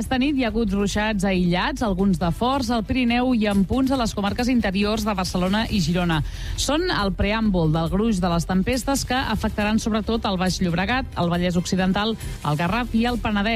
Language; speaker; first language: Catalan; native; Catalan